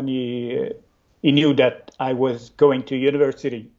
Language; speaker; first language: English; native; English